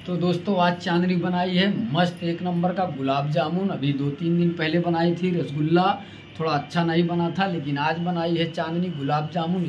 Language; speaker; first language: Hindi; native; Hindi